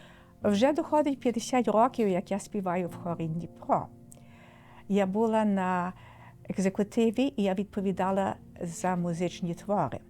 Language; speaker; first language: Ukrainian; early bilingual, heritage; Ukrainian